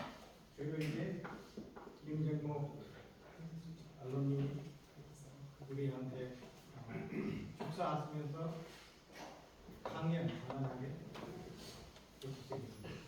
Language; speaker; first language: Korean; non-native, fluent; Hindi